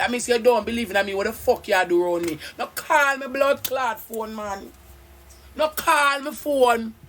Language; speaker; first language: English; non-native, local second language; Jamaican Creole English